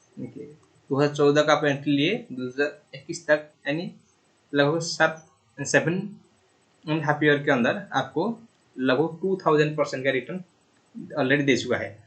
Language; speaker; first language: Hindi; non-native, local second language; Odia